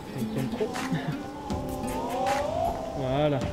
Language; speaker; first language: French; native; French